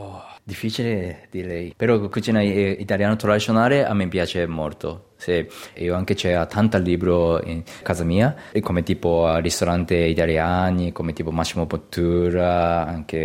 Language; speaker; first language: Italian; non-native, learner; Japanese